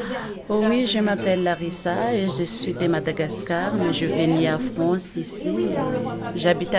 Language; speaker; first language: French; non-native, learner; Malagasy